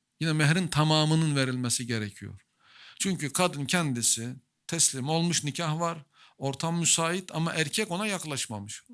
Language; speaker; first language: Turkish; native; Turkish